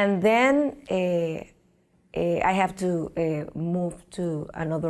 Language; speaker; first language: English; non-native, learner; Spanish